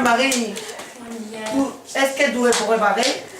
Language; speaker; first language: French; non-native, learner; Spanish